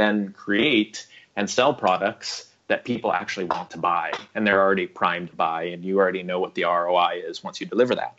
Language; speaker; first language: English; native; English